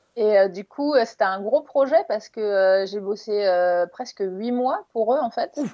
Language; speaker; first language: French; native; French